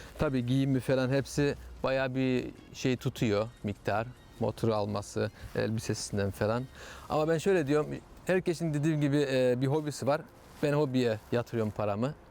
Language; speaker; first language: Turkish; early bilingual, heritage; Turkish